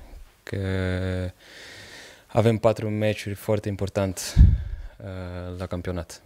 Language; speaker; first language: Romanian; non-native, fluent; Portuguese